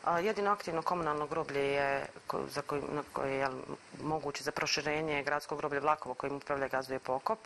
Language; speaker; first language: Croatian; native; Croatian